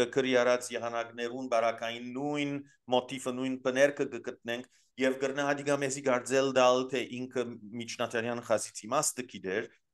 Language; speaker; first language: Armenian; early bilingual, heritage; Armenian